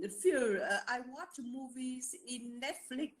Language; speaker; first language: English; non-native, learner; Vietnamese